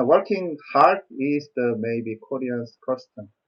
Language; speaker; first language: English; non-native, learner; Korean